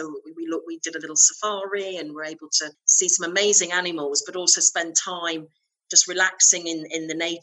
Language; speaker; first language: English; native; English